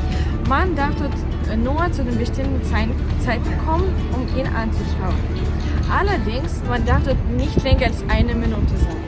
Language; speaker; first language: German; non-native, learner; Russian